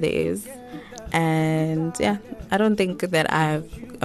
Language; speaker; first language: English; non-native, local second language; Xhosa